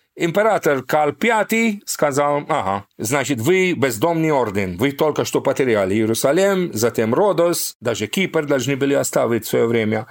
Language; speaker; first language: Russian; non-native, fluent; Maltese